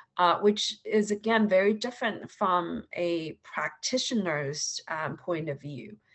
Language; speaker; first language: English; non-native, fluent; Chinese